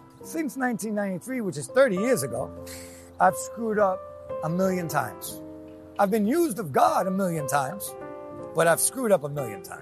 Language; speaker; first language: English; native; English